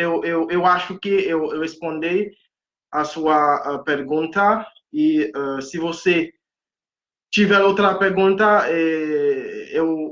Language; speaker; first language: Portuguese; non-native, fluent; Haitian Creole